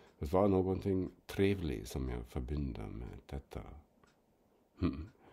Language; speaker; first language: Swedish; non-native, fluent; German